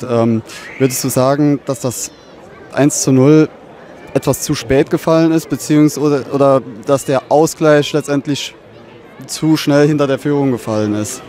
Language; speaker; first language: German; native; German